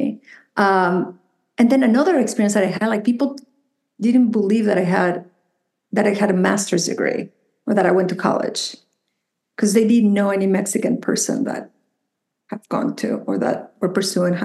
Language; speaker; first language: English; non-native, fluent; Spanish